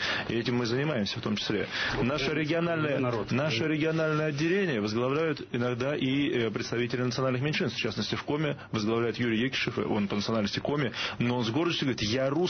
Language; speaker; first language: Russian; native; Russian